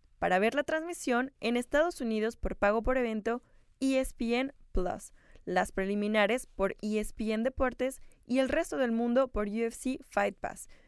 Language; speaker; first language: Spanish; native; Spanish